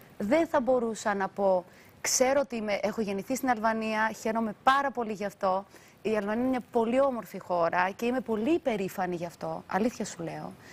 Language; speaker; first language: Greek; early bilingual, other home language; Albanian